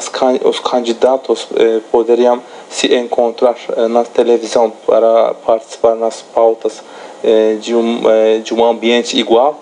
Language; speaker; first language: Portuguese; non-native, fluent; Turkish